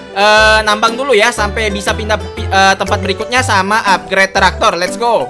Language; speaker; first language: Indonesian; native; Indonesian